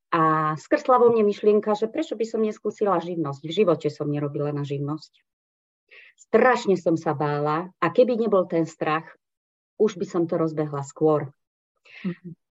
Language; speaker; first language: Slovak; non-native, local second language; Hungarian